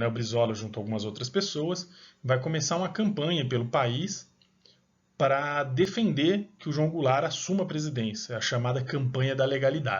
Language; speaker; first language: Portuguese; native; Portuguese